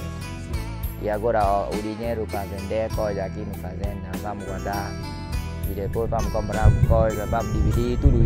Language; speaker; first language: Portuguese; non-native, learner; Vietnamese